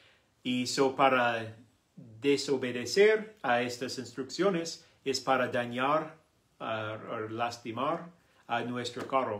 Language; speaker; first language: Spanish; non-native, learner; English